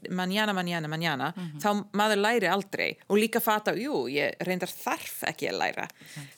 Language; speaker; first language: Icelandic; non-native, fluent; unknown